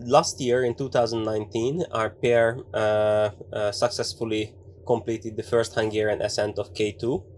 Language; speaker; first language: English; non-native, fluent; Hungarian